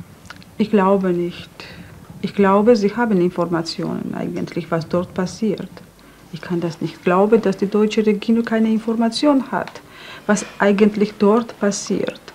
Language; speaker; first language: German; non-native, fluent; Georgian